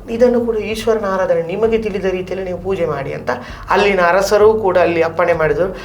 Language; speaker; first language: Kannada; non-native, local second language; Tulu